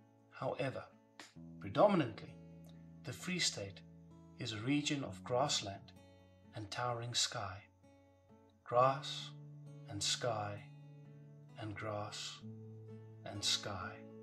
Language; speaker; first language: English; non-native, local second language; Afrikaans